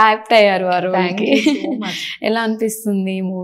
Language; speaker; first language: Telugu; native; Telugu